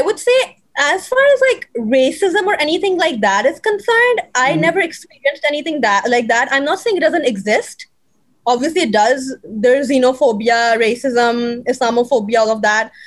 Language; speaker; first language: English; native; English